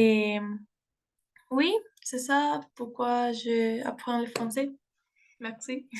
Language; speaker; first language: French; non-native, learner; Spanish